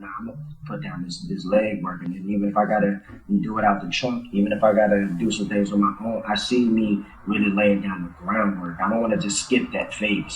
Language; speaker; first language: English; native; English